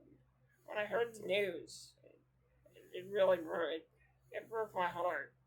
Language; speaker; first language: English; native; English